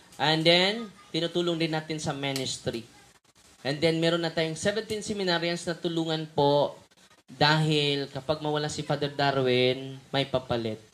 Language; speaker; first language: Filipino; non-native, local second language; Cebuano